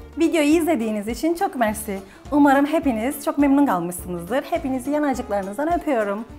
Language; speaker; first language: Turkish; native; Turkish